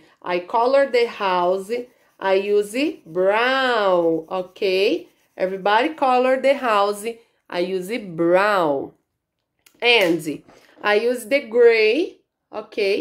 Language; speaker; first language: English; non-native, learner; Portuguese